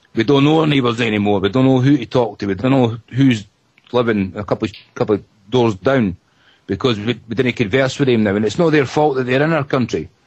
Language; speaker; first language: English; native; English